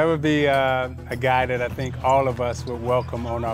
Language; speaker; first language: English; native; English